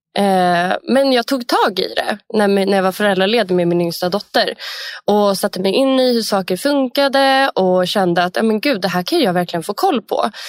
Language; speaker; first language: Swedish; native; Swedish